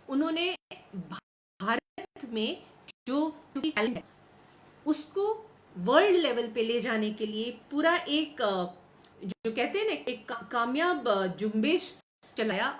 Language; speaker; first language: Hindi; non-native, local second language; Gujarati